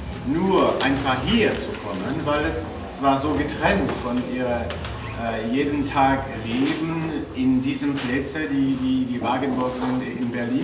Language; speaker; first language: German; non-native, fluent; French